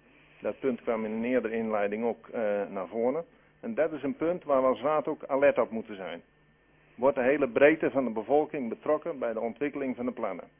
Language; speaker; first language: Dutch; native; Dutch